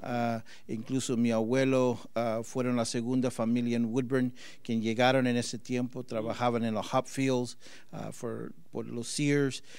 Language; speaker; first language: Spanish; early bilingual, heritage; Spanish